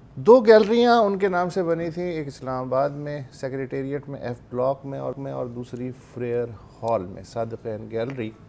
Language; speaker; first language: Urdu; native; Urdu